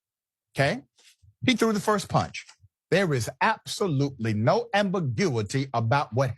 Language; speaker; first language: English; native; English